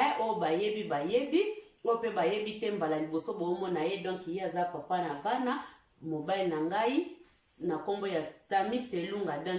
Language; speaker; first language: Lingala; early bilingual, heritage; Lingala